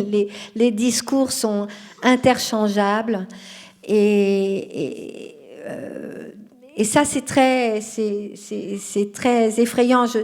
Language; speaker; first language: French; non-native, fluent; Portuguese